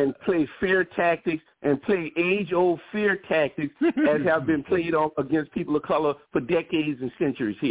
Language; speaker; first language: English; native; English